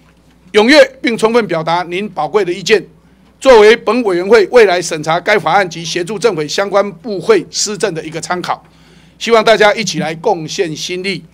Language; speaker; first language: Chinese; native; Chinese